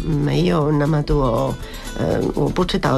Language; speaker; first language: Chinese; non-native, learner; Spanish